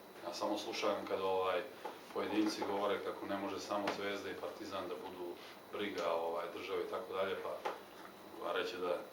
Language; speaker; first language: Serbian; native; Serbian